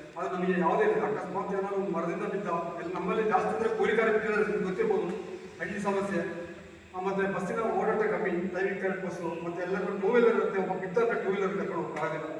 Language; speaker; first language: Kannada; non-native, local second language; Malayalam